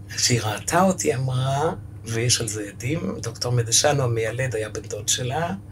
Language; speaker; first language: Hebrew; early bilingual, other home language; German